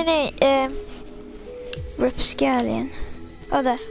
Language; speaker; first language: Swedish; native; Swedish